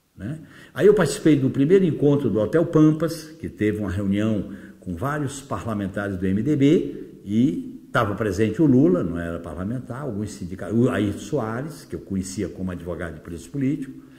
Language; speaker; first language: Portuguese; native; Portuguese